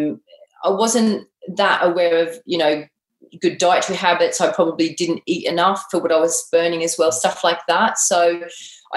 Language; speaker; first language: English; native; English